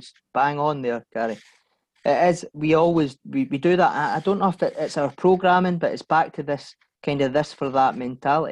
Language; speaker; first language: English; native; English